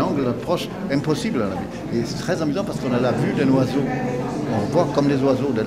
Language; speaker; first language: French; non-native, fluent; German